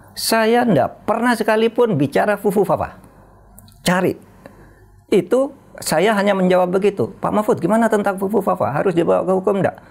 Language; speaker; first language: Indonesian; non-native, local second language; Madurese